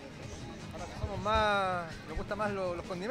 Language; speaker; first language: Spanish; native; Spanish